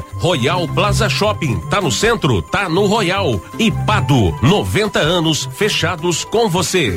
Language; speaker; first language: Portuguese; native; Portuguese